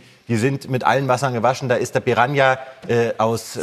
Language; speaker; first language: German; native; German